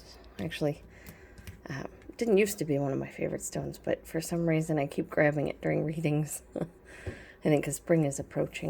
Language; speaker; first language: English; native; English